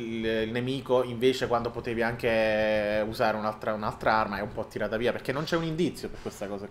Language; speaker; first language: Italian; native; Italian